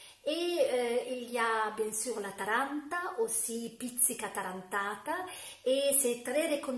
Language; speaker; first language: French; non-native, fluent; Italian